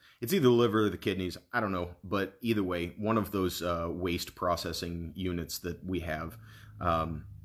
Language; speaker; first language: English; native; English